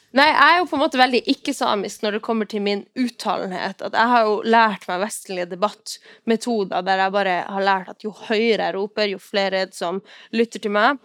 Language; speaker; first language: Norwegian; non-native, local second language; Northern Sami